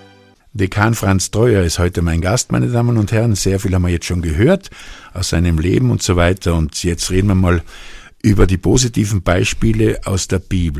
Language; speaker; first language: German; native; German